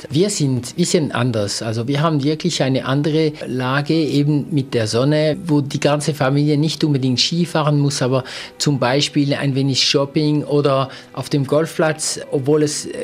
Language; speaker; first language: German; non-native, local second language; French